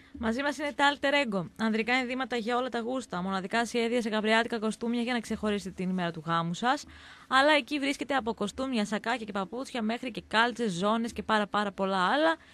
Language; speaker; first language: Greek; native; Greek